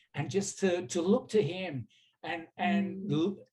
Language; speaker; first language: English; native; English